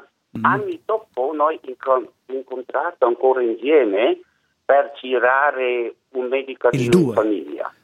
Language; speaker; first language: Italian; non-native, learner; German